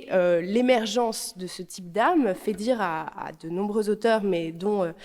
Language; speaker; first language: French; native; French